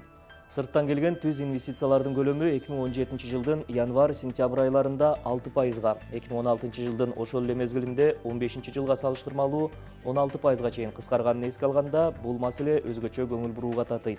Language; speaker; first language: Kyrgyz; native; Kyrgyz